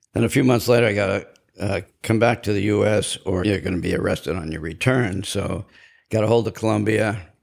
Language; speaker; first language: English; native; English